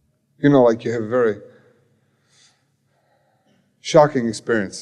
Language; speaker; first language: English; native; English